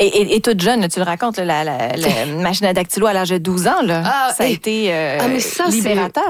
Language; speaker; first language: French; native; French